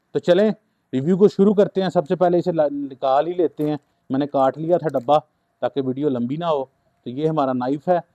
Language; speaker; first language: Urdu; native; Urdu